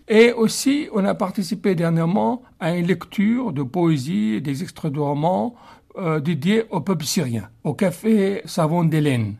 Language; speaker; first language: French; non-native, fluent; Arabic